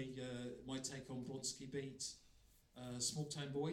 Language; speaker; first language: English; native; English